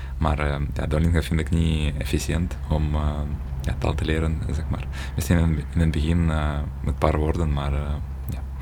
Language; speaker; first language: Dutch; non-native, fluent; Ukrainian